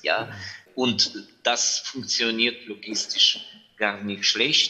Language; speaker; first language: German; non-native, fluent; Ukrainian